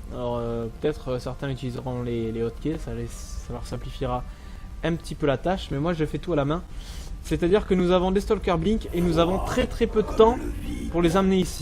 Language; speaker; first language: French; native; French